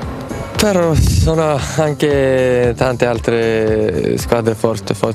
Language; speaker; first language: Italian; non-native, fluent; Swedish